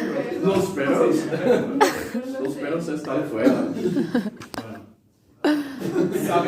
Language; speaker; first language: Spanish; non-native, learner; English